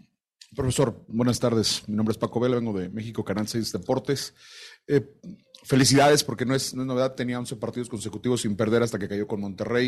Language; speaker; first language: Spanish; native; Spanish